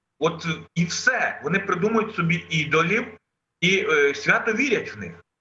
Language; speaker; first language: Ukrainian; non-native, local second language; Russian